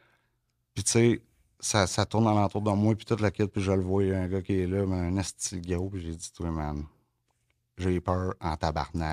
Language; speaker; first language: French; native; French